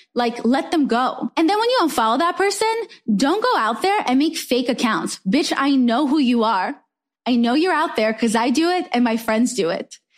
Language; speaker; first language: English; non-native, fluent; Hebrew